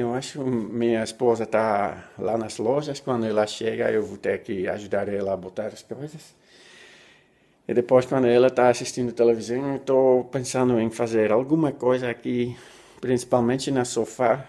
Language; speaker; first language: Portuguese; non-native, learner; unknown